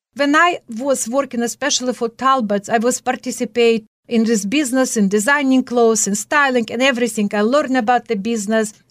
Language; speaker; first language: English; non-native, fluent; Russian